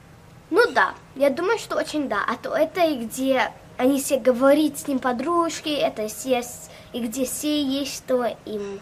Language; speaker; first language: Russian; early bilingual, heritage; Russian